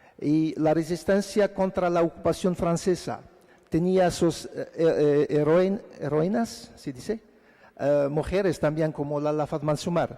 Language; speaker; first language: Spanish; non-native, fluent; Arabic